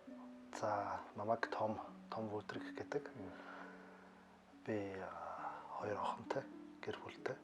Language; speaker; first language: Mongolian; non-native, learner; German